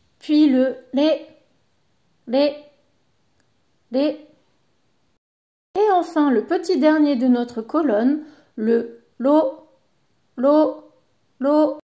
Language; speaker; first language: French; native; French